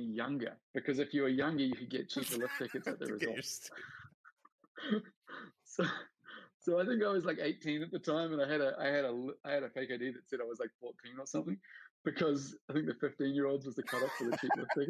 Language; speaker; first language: English; native; English